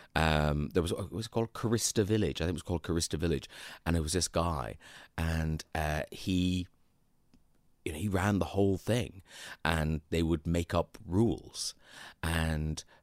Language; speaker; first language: English; native; English